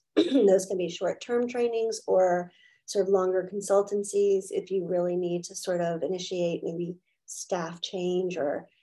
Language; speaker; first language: English; native; English